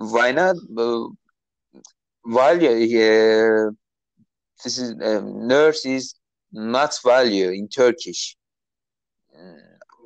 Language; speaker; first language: English; non-native, learner; Turkish